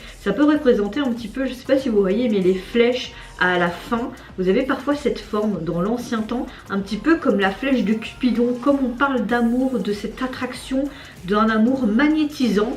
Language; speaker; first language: French; native; French